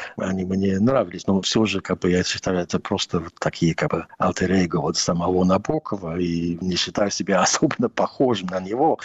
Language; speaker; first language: Russian; non-native, fluent; English